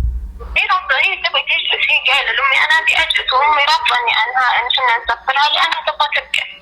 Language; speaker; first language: Arabic; native; Arabic